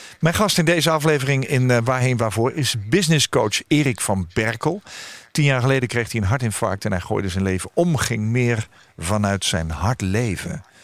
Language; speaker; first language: Dutch; native; Dutch